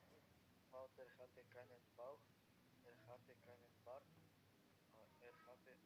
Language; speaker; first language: German; non-native, learner; Macedonian